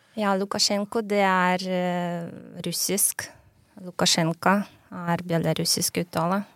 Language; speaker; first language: Norwegian; non-native, fluent; Belarusian